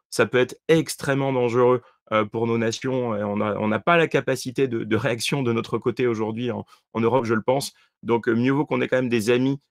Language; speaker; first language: French; native; French